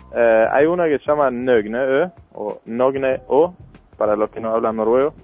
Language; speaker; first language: Spanish; non-native, fluent; Norwegian